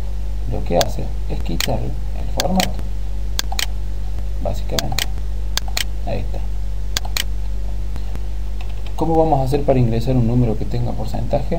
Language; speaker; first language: Spanish; native; Spanish